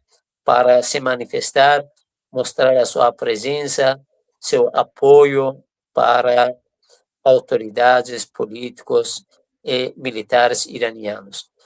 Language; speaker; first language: Portuguese; non-native, fluent; Persian